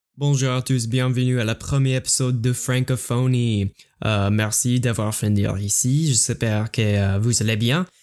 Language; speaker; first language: French; non-native, learner; English